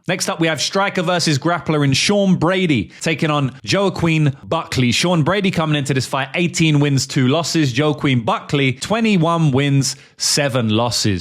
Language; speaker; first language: English; native; English